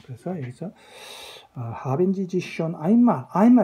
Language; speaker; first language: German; non-native, fluent; Korean